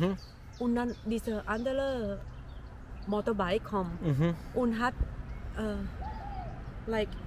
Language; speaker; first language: German; non-native, learner; Thai